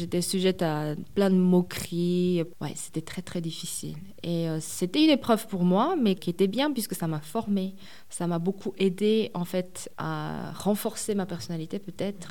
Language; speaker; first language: French; early bilingual, other home language; Korean